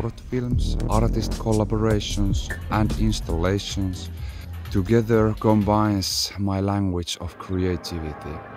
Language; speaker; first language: English; non-native, fluent; Finnish